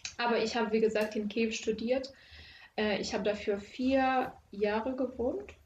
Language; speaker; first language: German; non-native, fluent; Ukrainian